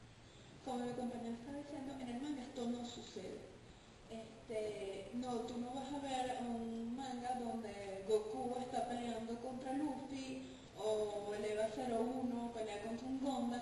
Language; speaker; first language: Spanish; native; Spanish